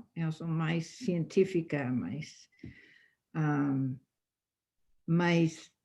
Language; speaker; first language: Portuguese; non-native, fluent; English